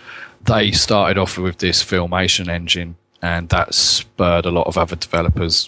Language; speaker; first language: English; native; English